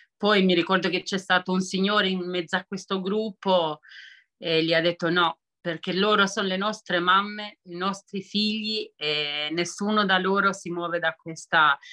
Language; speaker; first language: Italian; non-native, fluent; Albanian